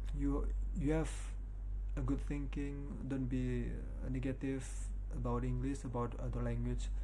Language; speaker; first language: English; non-native, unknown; Indonesian